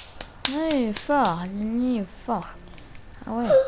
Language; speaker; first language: French; native; French